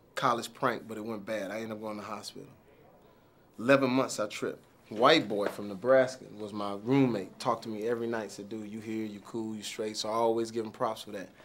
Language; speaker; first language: English; native; English